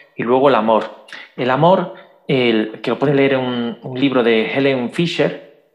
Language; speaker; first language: Spanish; native; Spanish